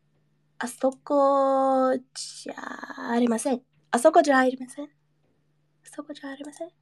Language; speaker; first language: Japanese; non-native, learner; English